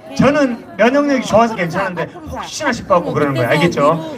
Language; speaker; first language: Korean; native; Korean